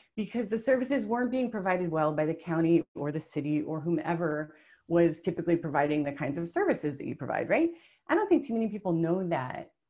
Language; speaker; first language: English; native; English